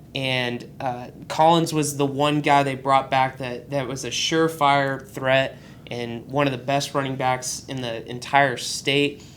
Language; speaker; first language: English; native; English